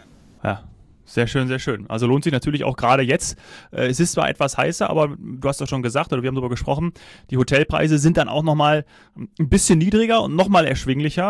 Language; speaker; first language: German; native; German